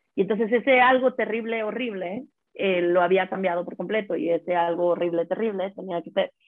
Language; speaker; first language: Spanish; native; Spanish